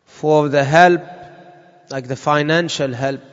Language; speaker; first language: English; non-native, fluent; Arabic